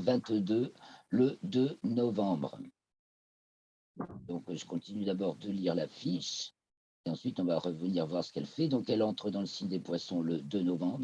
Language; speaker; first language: French; native; French